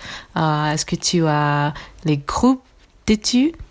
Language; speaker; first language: French; non-native, learner; English